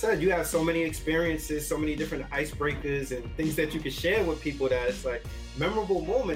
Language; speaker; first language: English; native; English